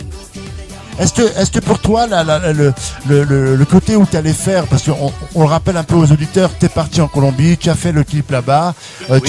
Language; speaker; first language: French; native; French